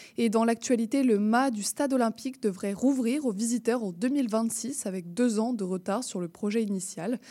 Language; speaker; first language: French; native; French